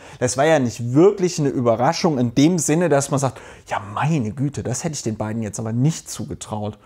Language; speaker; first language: German; native; German